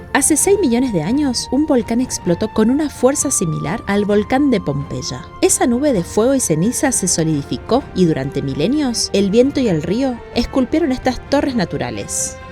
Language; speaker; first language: Spanish; native; Spanish